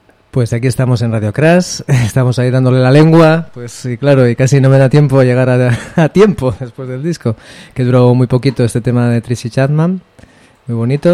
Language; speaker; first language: Spanish; native; Spanish